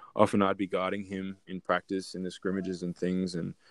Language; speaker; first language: English; native; English